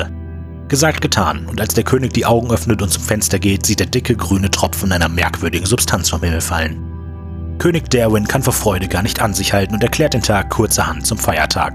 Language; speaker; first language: German; native; German